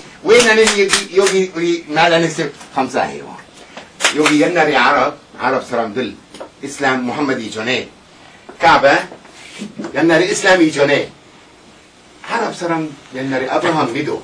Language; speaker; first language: Korean; non-native, learner; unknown